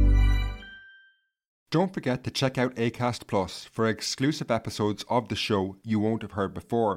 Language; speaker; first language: English; native; English